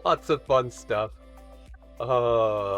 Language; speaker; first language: English; native; English